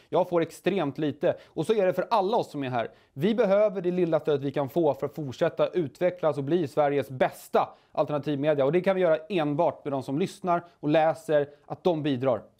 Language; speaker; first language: Swedish; native; Swedish